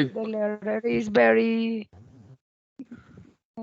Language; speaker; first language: English; non-native, learner; Spanish